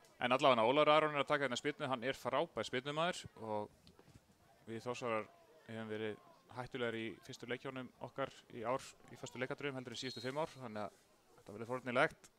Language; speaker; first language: Icelandic; native; Icelandic